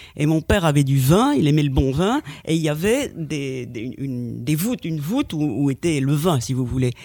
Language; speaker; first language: French; native; French